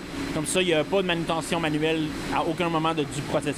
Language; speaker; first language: French; native; French